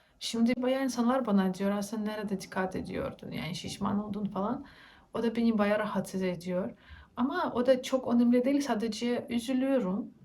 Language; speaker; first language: Turkish; non-native, learner; Russian